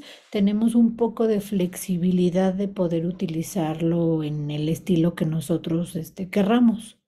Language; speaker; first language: Spanish; native; Spanish